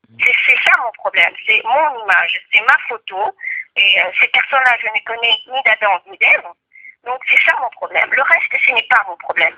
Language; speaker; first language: French; non-native, local second language; Kongo